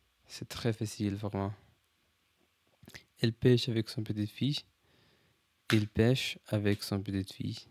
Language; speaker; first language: French; non-native, learner; English